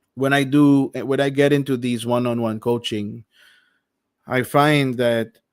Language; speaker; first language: English; non-native, local second language; Filipino